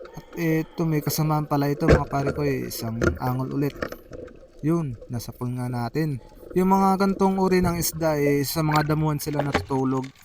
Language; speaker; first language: Filipino; non-native, local second language; Bikol